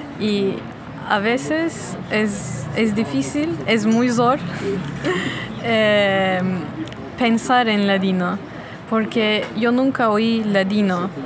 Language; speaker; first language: Spanish; non-native, fluent; Turkish